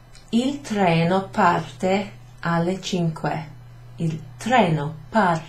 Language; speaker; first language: Italian; non-native, fluent; English